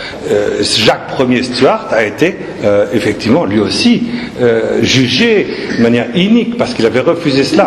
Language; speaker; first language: French; native; French